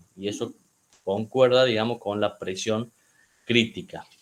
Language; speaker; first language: Spanish; native; Spanish